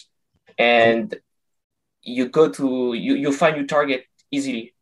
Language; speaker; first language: English; non-native, fluent; French